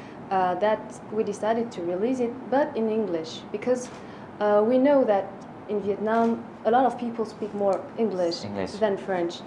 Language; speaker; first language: English; non-native, fluent; French